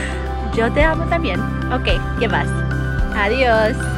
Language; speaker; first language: Spanish; non-native, learner; English